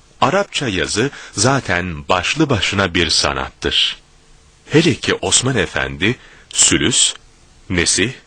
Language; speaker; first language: Turkish; native; Turkish